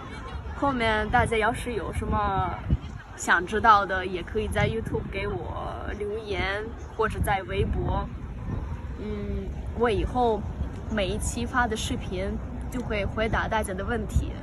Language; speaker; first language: Chinese; non-native, fluent; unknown